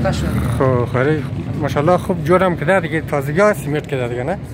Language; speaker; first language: Persian; native; Persian